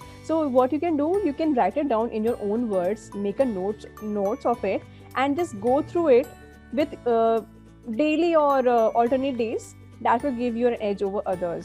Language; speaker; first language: English; non-native, local second language; Hindi